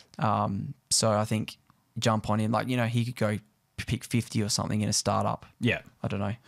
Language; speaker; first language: English; native; English